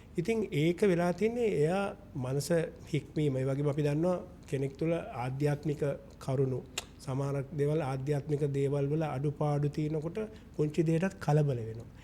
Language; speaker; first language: Sinhala; non-native, local second language; Malay